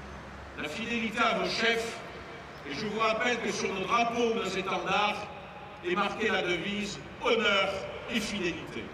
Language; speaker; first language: French; native; French